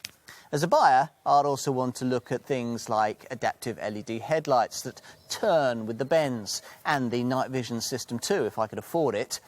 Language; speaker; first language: English; native; English